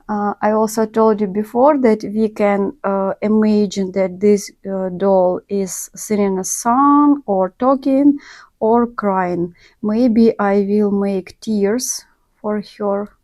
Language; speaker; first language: English; non-native, learner; Russian